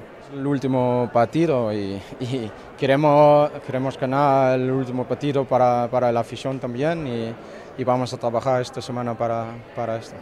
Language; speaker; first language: Spanish; non-native, fluent; Danish